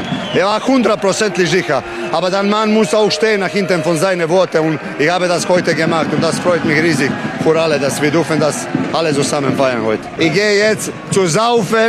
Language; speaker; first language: German; non-native, learner; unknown